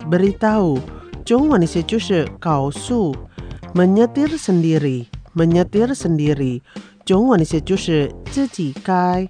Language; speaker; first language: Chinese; non-native, fluent; Indonesian